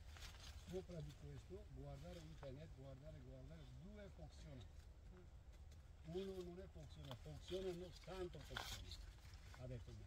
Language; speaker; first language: Italian; non-native, learner; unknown